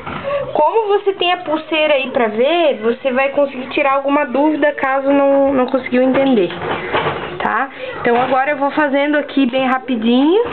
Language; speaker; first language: Portuguese; native; Portuguese